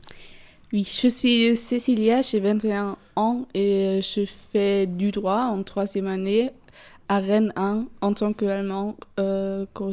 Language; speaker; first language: French; non-native, fluent; German